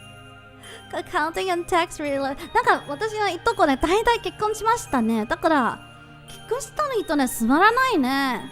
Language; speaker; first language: Japanese; non-native, learner; English